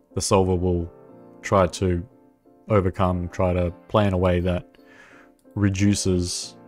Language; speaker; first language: English; native; English